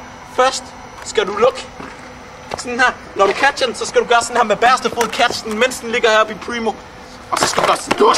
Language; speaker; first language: Danish; native; Danish